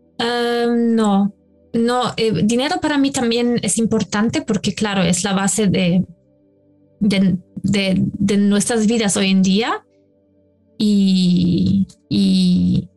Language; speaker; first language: Spanish; non-native, fluent; German